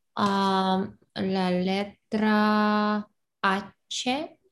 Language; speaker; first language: Spanish; non-native, learner; English